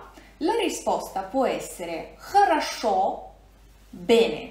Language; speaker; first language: Italian; non-native, fluent; Russian